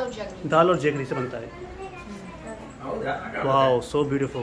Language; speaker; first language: Hindi; native; Hindi